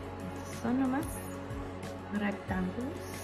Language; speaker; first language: Spanish; early bilingual, heritage; Spanish